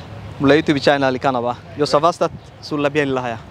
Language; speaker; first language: Finnish; non-native, learner; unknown